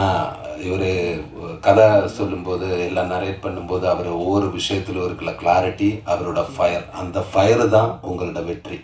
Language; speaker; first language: Tamil; non-native, learner; Malayalam